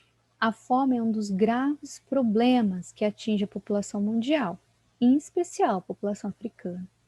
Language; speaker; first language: Portuguese; native; Portuguese